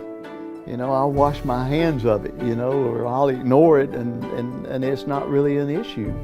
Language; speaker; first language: English; native; English